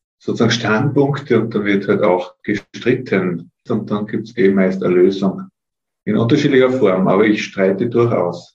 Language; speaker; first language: German; native; German